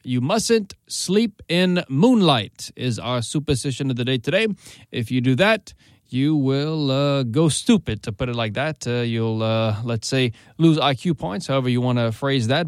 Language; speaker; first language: English; native; English